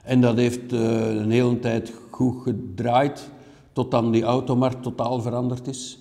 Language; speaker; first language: Dutch; native; Dutch